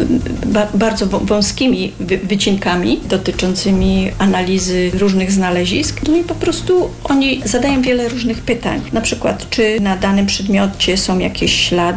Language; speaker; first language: Polish; native; Polish